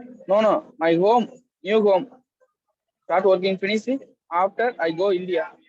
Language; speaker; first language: English; non-native, learner; Tamil